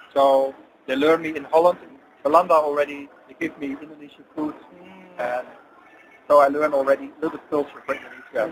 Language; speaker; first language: English; non-native, learner; Dutch